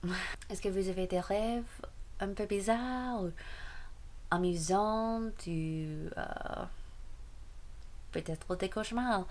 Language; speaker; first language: French; non-native, learner; English